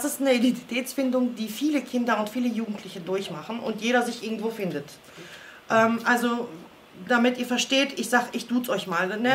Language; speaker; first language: German; early bilingual, other home language; Croatian